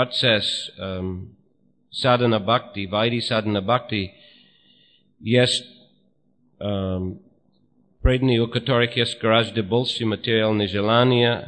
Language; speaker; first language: Russian; non-native, fluent; English